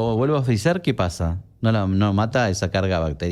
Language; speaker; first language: Spanish; native; Spanish